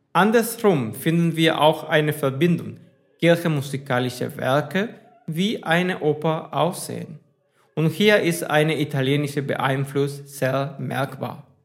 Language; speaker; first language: German; non-native, fluent; Spanish